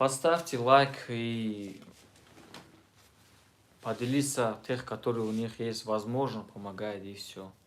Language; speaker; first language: Russian; non-native, learner; Tajik